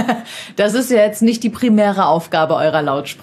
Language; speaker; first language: German; native; German